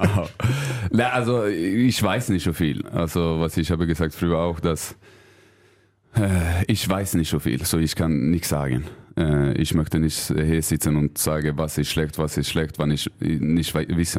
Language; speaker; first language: German; non-native, learner; Swedish